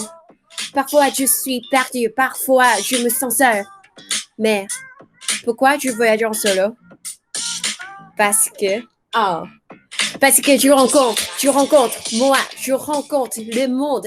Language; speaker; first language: French; non-native, learner; Korean